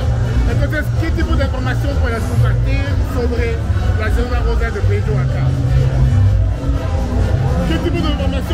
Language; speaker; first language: Spanish; non-native, learner; English